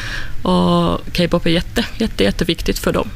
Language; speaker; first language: Swedish; non-native, fluent; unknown